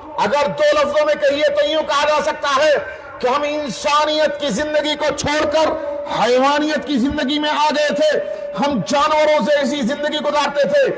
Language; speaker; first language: Urdu; native; Urdu